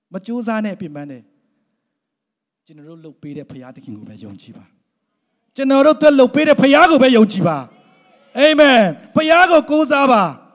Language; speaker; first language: Burmese; non-native, local second language; Hakha Chin